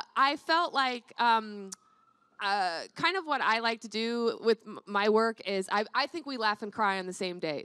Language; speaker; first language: English; native; English